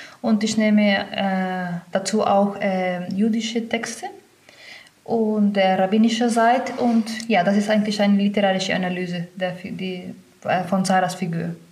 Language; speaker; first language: German; non-native, learner; Spanish